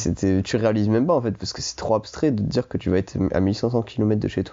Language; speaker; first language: French; native; French